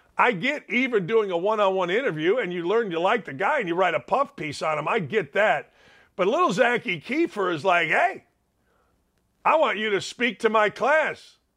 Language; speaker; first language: English; early bilingual, other home language; Serbian